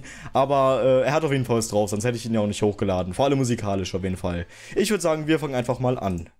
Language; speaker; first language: German; native; German